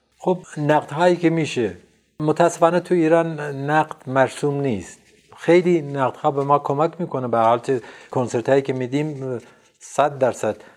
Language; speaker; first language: Persian; non-native, local second language; Central Kurdish